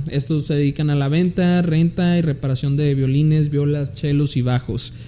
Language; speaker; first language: Spanish; early bilingual, heritage; Spanish